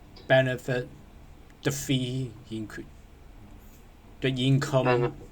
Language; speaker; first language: English; non-native, learner; Cantonese